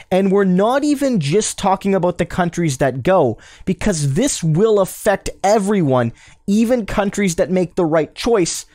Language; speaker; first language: English; native; English